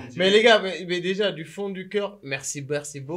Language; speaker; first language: French; native; French